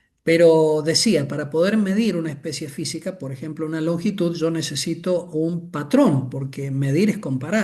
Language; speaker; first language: Spanish; native; Spanish